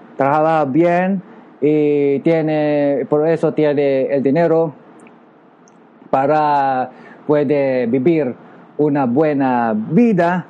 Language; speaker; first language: Spanish; non-native, learner; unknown